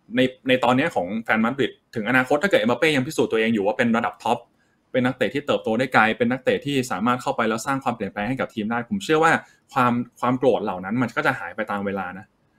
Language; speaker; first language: Thai; native; Thai